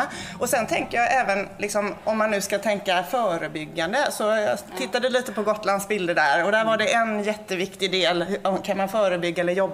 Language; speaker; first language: Swedish; native; Swedish